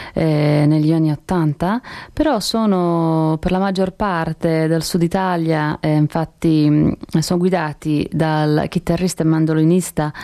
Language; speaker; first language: Italian; non-native, fluent; English